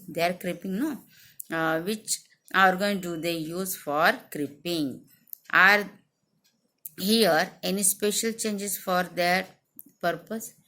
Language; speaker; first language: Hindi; non-native, local second language; Marathi